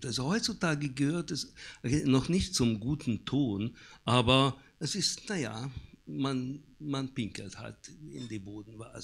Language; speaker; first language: German; non-native, fluent; Hungarian